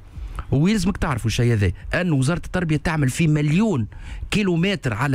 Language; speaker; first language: Arabic; native; Arabic